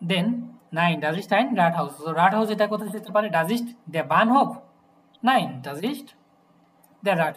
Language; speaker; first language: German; non-native, fluent; Bangla